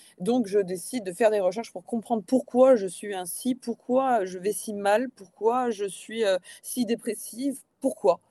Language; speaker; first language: French; native; French